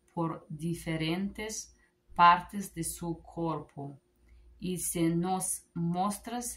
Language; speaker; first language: Spanish; non-native, learner; Macedonian